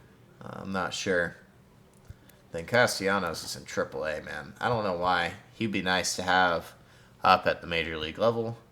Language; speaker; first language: English; native; English